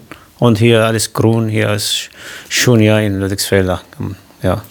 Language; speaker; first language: German; non-native, learner; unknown